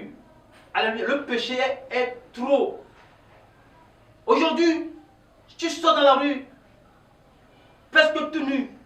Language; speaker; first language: French; non-native, local second language; Ewe